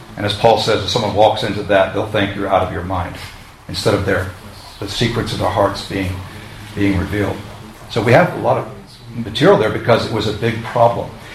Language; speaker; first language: English; native; English